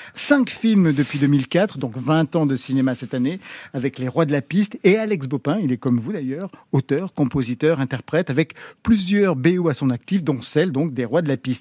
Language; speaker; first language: French; native; French